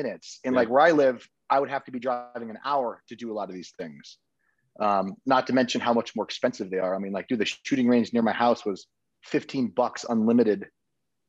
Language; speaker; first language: English; native; English